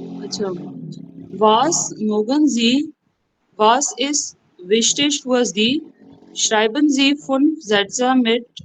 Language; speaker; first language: German; non-native, learner; Urdu